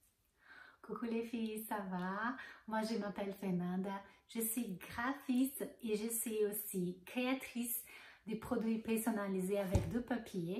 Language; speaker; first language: French; non-native, fluent; Portuguese